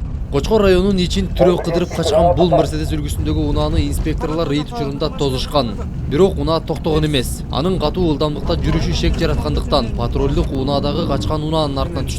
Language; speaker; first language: Kyrgyz; native; Kyrgyz